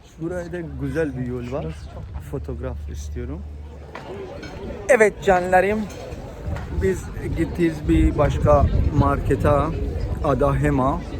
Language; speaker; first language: Turkish; non-native, learner; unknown